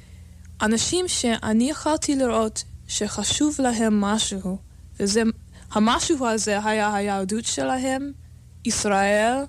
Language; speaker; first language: Hebrew; non-native, learner; English